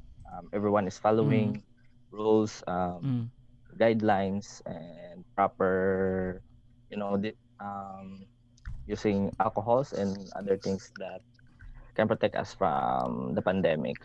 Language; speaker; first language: English; non-native, local second language; Hiligaynon